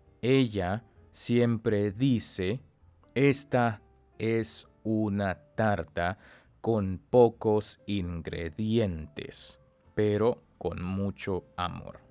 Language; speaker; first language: Spanish; non-native, fluent; Chinese